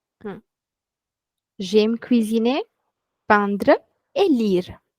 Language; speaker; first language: French; non-native, fluent; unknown